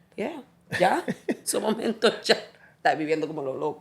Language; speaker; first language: Spanish; early bilingual, heritage; Spanish